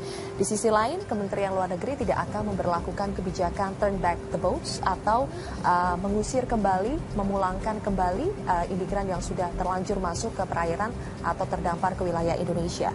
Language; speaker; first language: Indonesian; native; Indonesian